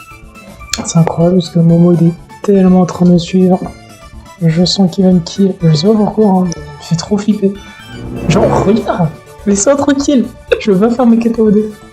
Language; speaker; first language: French; native; French